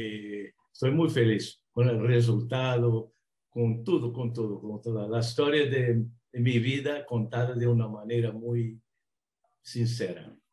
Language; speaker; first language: Spanish; non-native, fluent; Portuguese